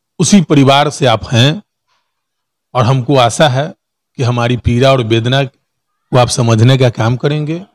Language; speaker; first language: Hindi; native; Hindi